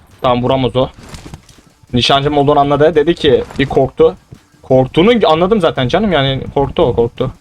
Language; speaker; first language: Turkish; native; Turkish